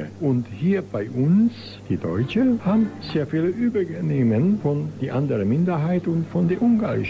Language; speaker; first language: German; non-native, local second language; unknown